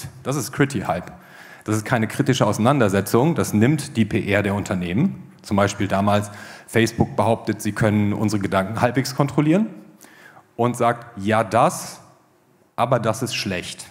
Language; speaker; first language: German; native; German